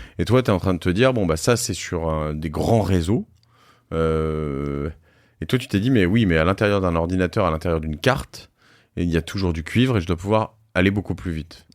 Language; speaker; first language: French; native; French